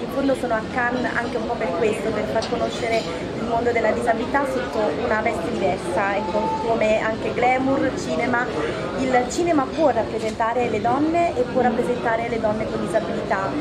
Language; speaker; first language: Italian; native; Italian